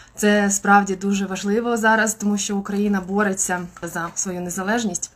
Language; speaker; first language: Ukrainian; non-native, local second language; Russian